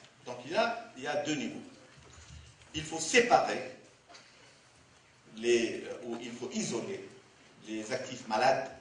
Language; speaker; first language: French; non-native, local second language; Arabic